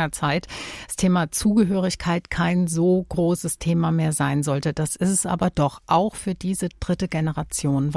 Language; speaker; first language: German; native; German